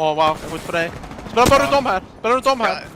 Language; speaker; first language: Swedish; native; Swedish